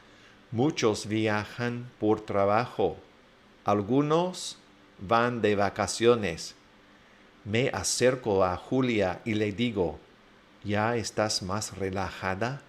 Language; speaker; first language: Spanish; non-native, fluent; English